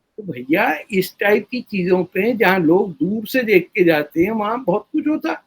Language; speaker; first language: Urdu; native; Urdu